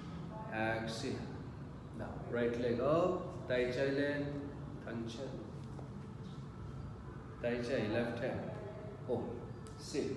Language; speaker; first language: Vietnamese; non-native, learner; Hindi